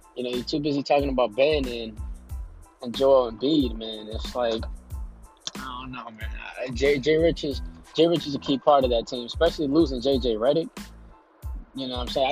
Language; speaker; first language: English; native; English